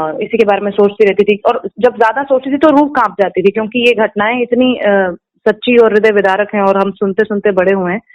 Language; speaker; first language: Hindi; non-native, local second language; Kashmiri